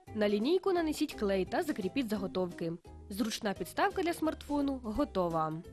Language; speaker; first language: Ukrainian; native; Ukrainian